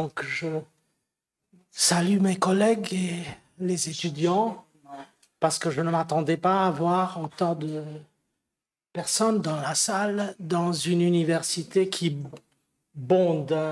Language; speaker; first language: French; non-native, fluent; Romanian